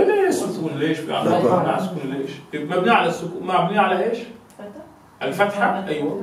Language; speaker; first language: Arabic; non-native, local second language; Comorian